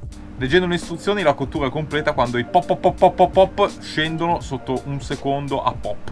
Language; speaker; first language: Italian; native; Italian